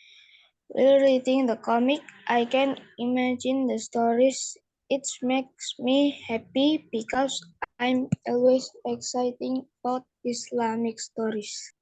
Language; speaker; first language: English; non-native, learner; Indonesian